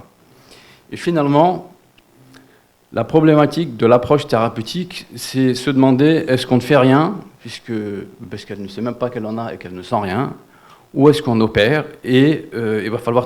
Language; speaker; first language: French; non-native, local second language; Wolof